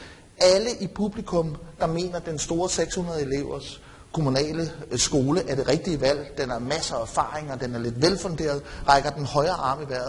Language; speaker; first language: Danish; native; Danish